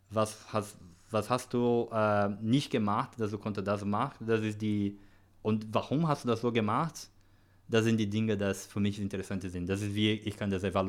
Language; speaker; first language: German; non-native, learner; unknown